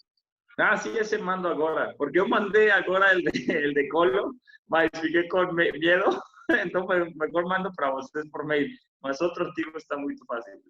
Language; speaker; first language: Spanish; non-native, learner; Portuguese